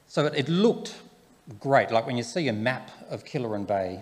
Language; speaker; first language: English; native; English